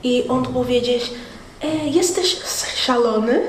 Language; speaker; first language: Polish; non-native, learner; Portuguese